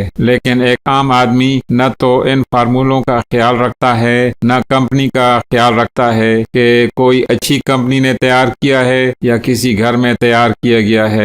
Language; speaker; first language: Urdu; native; Urdu